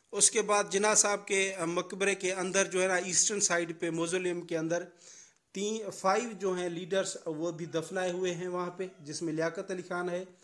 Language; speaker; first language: Urdu; non-native, local second language; Sindhi